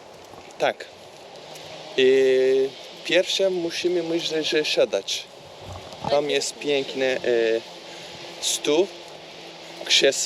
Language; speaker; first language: Polish; non-native, learner; Turkish